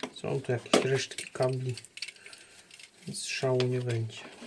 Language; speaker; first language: Polish; native; Polish